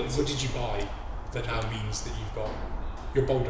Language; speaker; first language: English; native; English